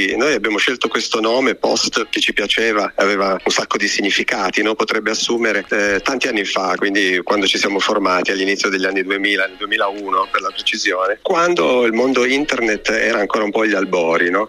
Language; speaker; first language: Italian; native; Italian